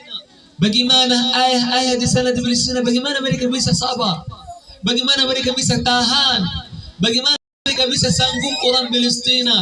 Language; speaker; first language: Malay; non-native, fluent; Arabic